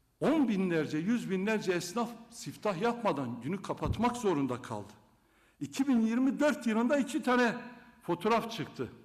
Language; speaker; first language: Turkish; non-native, local second language; Kurdish